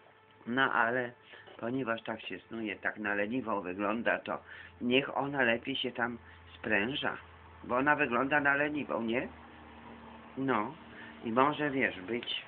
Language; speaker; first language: Polish; native; Polish